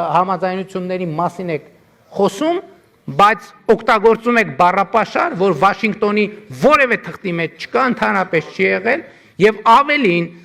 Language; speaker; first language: Armenian; native; Armenian